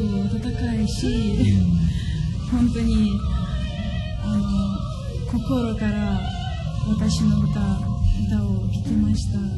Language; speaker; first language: Japanese; non-native, learner; Ukrainian